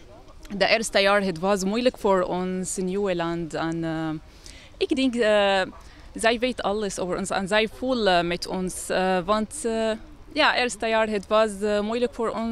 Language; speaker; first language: Dutch; non-native, learner; Arabic